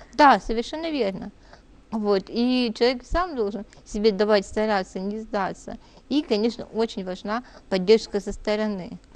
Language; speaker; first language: Russian; native; Russian